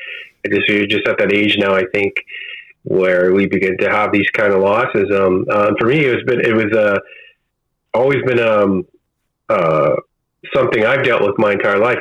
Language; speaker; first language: English; native; English